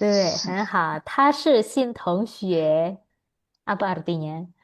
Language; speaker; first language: Chinese; non-native, fluent; Indonesian